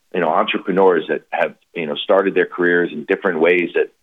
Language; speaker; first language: English; native; English